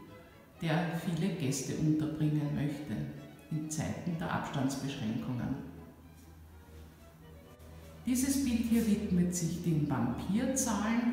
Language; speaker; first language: German; native; German